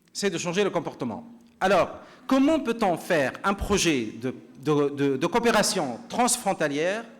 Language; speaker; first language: French; non-native, local second language; Arabic